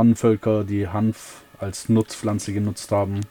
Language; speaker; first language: German; early bilingual, other home language; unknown